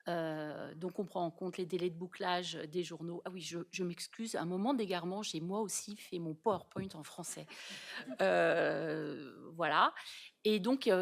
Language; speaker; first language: French; native; French